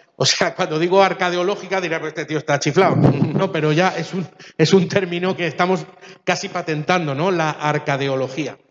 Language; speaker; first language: Spanish; early bilingual, other home language; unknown